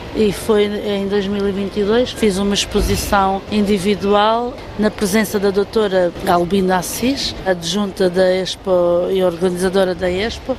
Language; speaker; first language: Portuguese; native; Portuguese